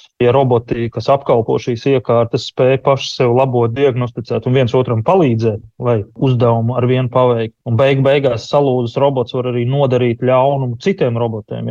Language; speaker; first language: Latvian; native; Latvian